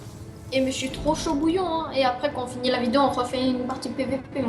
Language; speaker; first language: French; native; French